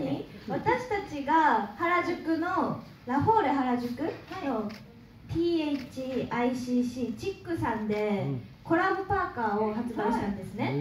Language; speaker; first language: Japanese; native; Japanese